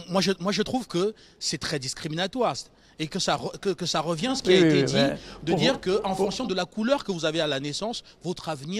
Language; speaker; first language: French; native; French